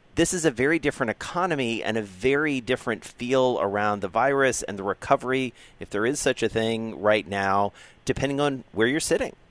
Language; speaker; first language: English; native; English